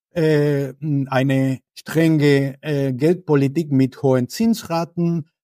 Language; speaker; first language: German; non-native, fluent; Spanish